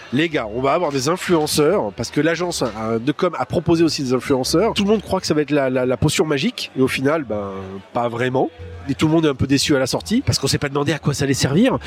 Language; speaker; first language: French; native; French